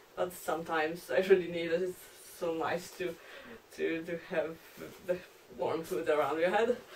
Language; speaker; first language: English; non-native, fluent; Polish